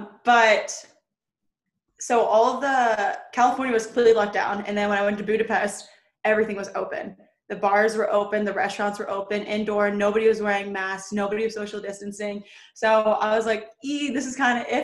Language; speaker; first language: English; native; English